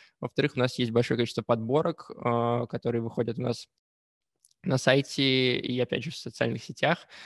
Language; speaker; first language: Russian; native; Russian